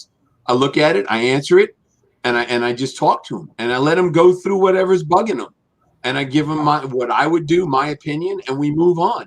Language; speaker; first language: English; native; English